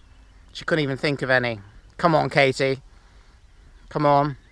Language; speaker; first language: English; native; English